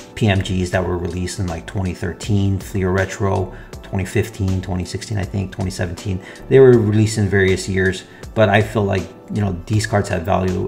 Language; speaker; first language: English; native; English